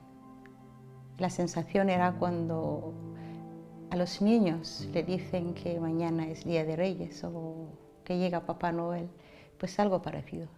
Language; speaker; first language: Spanish; non-native, fluent; Somali